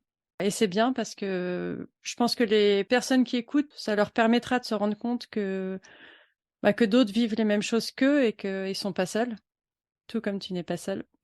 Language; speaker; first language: French; native; French